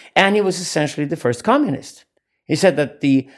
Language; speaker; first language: English; non-native, fluent; Swedish